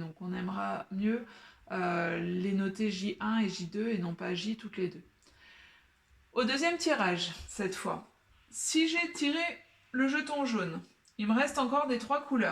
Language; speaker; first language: French; native; French